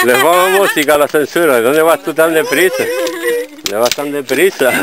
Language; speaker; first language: Spanish; native; Spanish